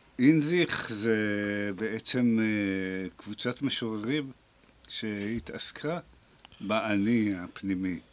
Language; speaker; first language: Hebrew; native; Hebrew